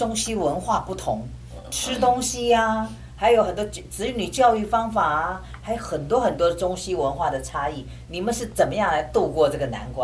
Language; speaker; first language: Chinese; native; Chinese